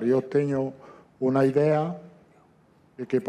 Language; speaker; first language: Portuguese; non-native, fluent; Italian